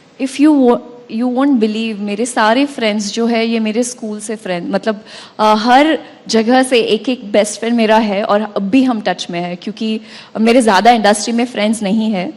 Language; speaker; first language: Hindi; non-native, local second language; Marathi